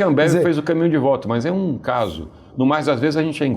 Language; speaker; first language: Portuguese; native; Portuguese